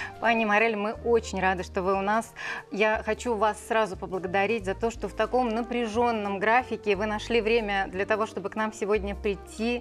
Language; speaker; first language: Russian; native; Russian